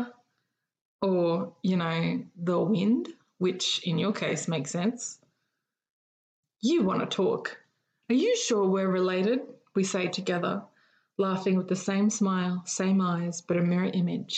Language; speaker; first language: English; native; English